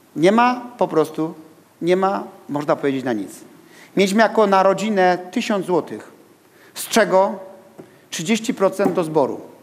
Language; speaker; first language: Polish; native; Polish